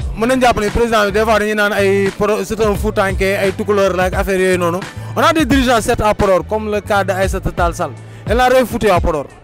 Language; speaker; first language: Wolof; non-native, local second language; Fula